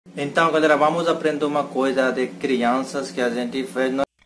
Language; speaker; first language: Portuguese; non-native, learner; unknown